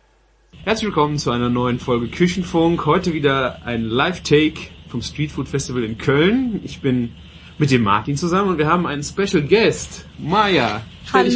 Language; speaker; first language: German; native; German